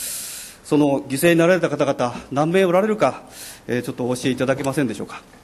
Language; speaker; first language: Japanese; native; Japanese